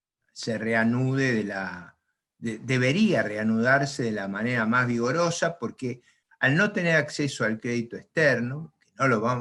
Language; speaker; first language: Spanish; native; Spanish